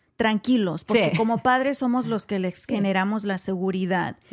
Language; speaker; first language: Spanish; native; Spanish